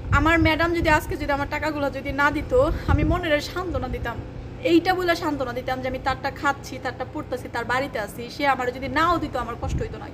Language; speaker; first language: Bangla; native; Bangla